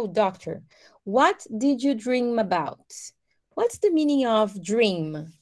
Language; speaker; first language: English; non-native, fluent; Portuguese